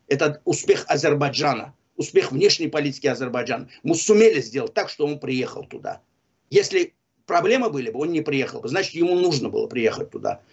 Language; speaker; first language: Russian; non-native, local second language; Azerbaijani